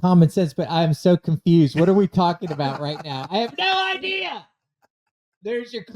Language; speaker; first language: English; native; English